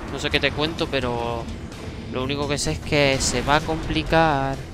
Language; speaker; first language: Spanish; native; Spanish